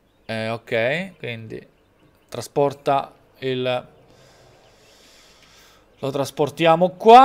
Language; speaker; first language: Italian; native; Italian